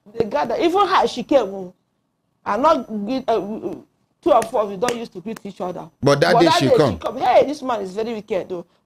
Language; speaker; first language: English; non-native, local second language; Igbo